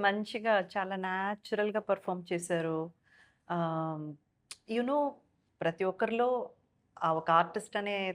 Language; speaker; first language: Telugu; native; Telugu